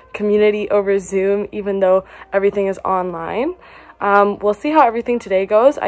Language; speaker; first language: English; native; English